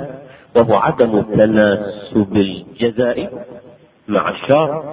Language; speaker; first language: Arabic; native; Arabic